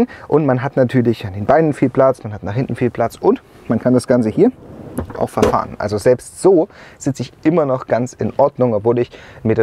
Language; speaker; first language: German; native; German